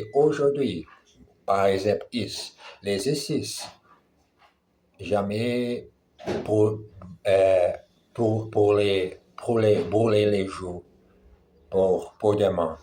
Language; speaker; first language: French; non-native, learner; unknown